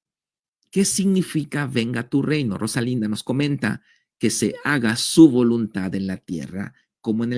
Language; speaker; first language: Spanish; native; Spanish